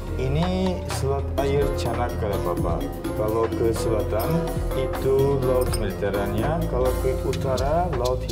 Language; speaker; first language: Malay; non-native, fluent; Turkish